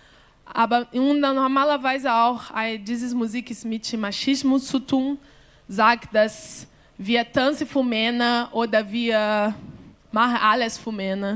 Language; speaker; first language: German; non-native, learner; Portuguese